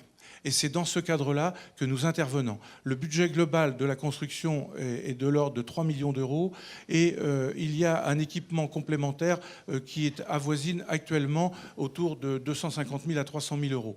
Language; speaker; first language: French; native; French